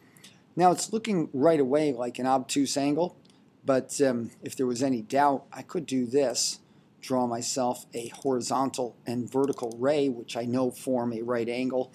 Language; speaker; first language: English; native; English